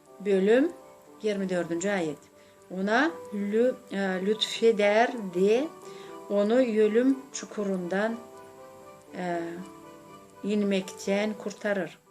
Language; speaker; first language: Turkish; non-native, learner; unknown